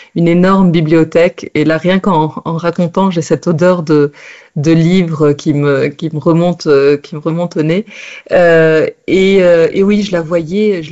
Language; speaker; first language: French; non-native, local second language; Arabic